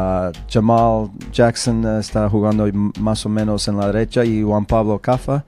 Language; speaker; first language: Spanish; non-native, learner; English